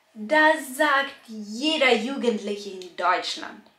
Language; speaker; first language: German; non-native, fluent; Russian